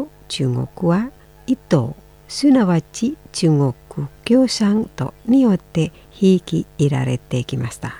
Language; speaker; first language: Japanese; non-native, fluent; Indonesian